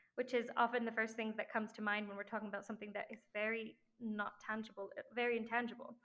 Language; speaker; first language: English; non-native, fluent; French